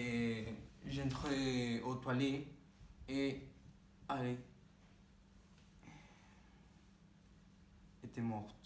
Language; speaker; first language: French; non-native, learner; Spanish